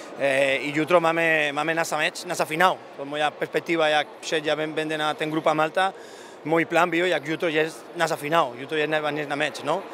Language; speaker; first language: Polish; non-native, learner; Spanish